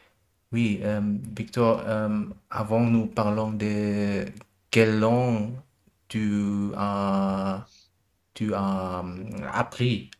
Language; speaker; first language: French; non-native, learner; German